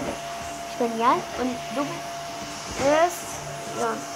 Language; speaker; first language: German; non-native, learner; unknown